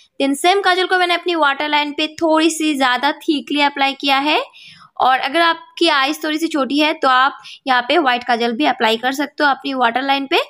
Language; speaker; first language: Hindi; non-native, local second language; Bangla